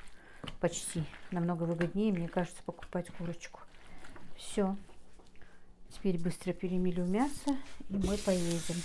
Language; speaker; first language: Russian; non-native, local second language; Chechen